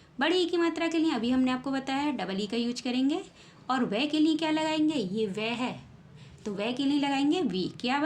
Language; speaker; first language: Hindi; native; Hindi